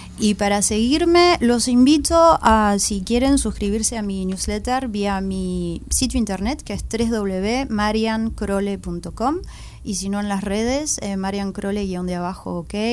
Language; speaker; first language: Spanish; early bilingual, heritage; Spanish